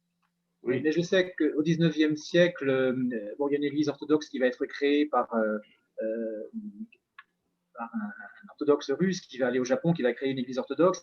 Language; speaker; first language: French; native; French